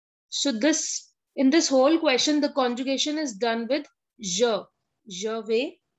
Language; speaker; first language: English; non-native, local second language; Hindi